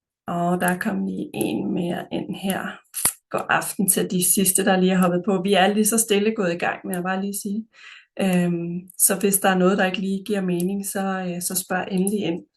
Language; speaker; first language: Danish; native; Danish